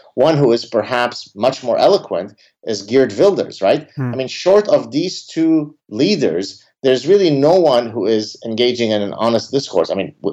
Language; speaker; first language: English; early bilingual, other home language; Arabic